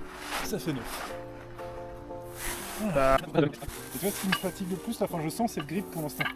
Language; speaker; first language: French; native; French